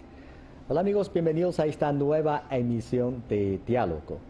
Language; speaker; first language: Spanish; non-native, fluent; Chinese